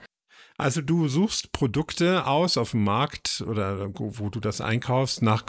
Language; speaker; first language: German; native; German